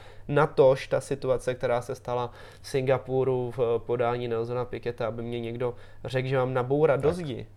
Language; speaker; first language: Czech; native; Czech